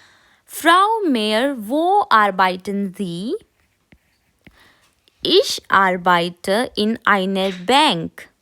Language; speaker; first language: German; non-native, fluent; Hindi